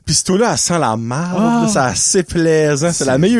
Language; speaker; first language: French; native; French